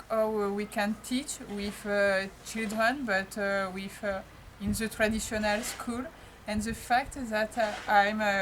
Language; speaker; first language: English; non-native, learner; French